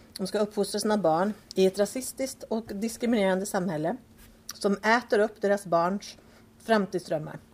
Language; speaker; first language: Swedish; early bilingual, other home language; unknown